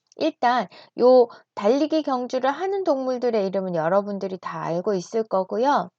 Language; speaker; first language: Korean; native; Korean